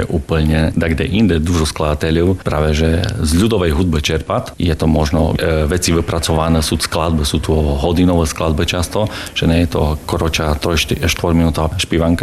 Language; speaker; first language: Slovak; native; Slovak